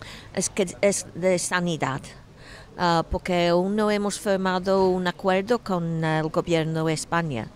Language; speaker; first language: Spanish; non-native, fluent; English